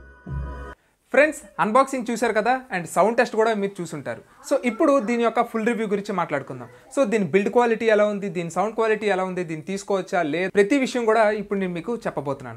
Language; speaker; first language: Telugu; native; Telugu